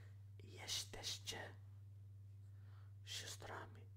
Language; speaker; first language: Polish; non-native, learner; English